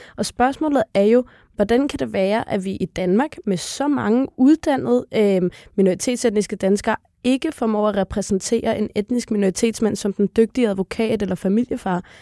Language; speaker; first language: Danish; early bilingual, other home language; Arabic